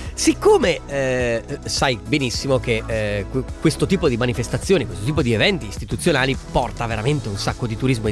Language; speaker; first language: Italian; native; Italian